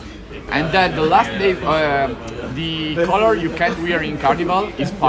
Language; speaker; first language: English; non-native, learner; Italian